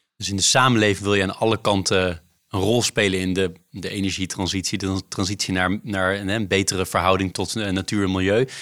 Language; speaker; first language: Dutch; native; Dutch